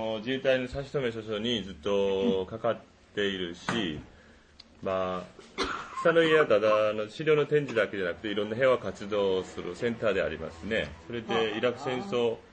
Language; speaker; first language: Japanese; non-native, fluent; Korean